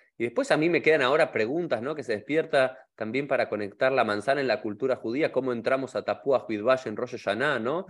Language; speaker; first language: Spanish; native; Spanish